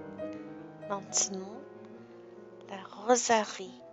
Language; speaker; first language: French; non-native, learner; English